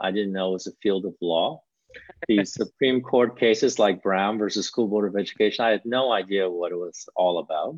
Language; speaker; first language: English; early bilingual, other home language; Korean